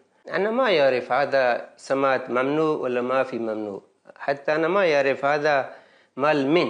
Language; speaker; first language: Arabic; non-native, learner; Baluchi